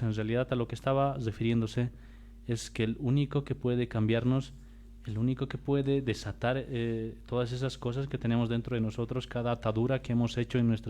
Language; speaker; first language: Spanish; native; Spanish